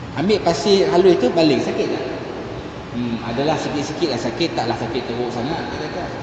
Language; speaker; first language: Malay; native; Malay